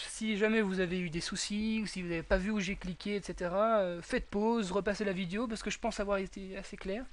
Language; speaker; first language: French; native; French